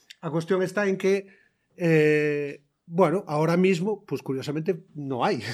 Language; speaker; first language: Galician; native; Galician